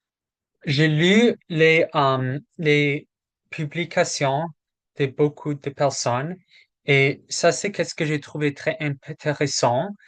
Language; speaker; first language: French; non-native, learner; English